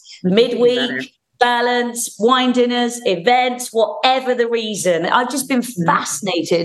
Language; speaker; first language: English; native; English